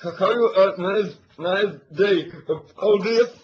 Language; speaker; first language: English; non-native, learner; Latvian